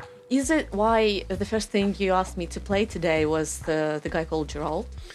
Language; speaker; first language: English; non-native, fluent; Russian